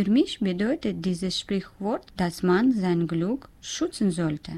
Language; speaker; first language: German; non-native, learner; Russian